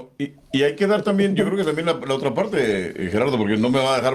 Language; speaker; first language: Spanish; native; Spanish